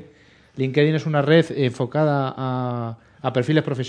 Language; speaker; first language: Spanish; native; Spanish